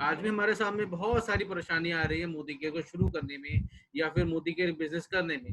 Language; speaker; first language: Hindi; native; Hindi